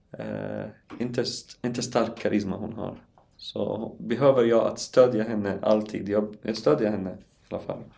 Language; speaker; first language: Swedish; non-native, learner; Arabic